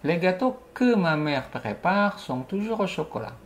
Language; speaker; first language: French; non-native, fluent; Indonesian